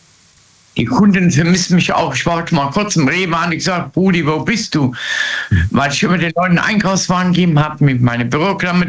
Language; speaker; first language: German; native; German